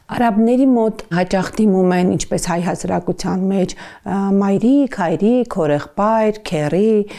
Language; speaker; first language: Armenian; native; Armenian